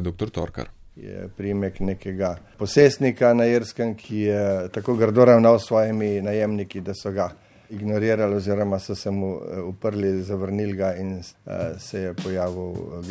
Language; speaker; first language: Slovenian; native; Slovenian